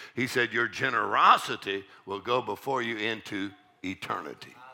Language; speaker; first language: English; native; English